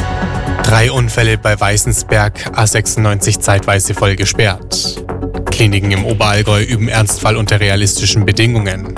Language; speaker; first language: German; native; German